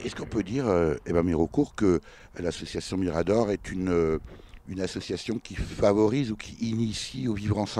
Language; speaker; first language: French; native; French